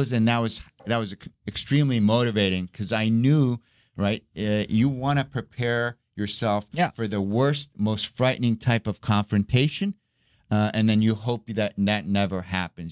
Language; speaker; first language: English; early bilingual, other home language; Arabic